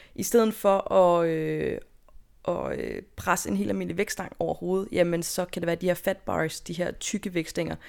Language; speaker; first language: Danish; native; Danish